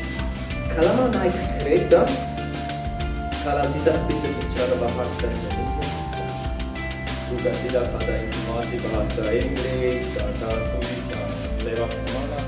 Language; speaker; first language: Indonesian; non-native, learner; English